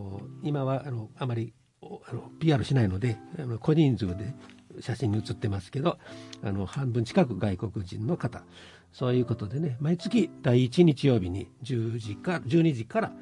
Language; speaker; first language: Japanese; native; Japanese